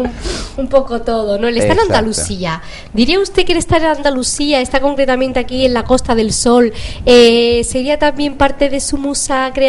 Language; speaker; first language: Spanish; native; Spanish